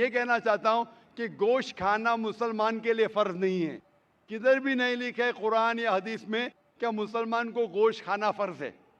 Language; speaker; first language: Hindi; native; Hindi